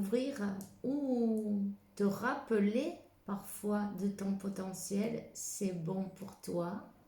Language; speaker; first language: French; non-native, fluent; Spanish